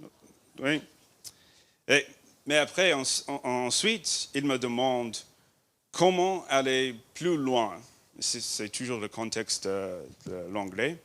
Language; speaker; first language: French; non-native, learner; English